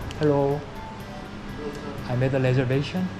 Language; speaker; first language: English; non-native, learner; Korean